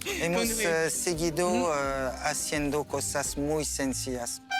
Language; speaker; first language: Spanish; non-native, learner; French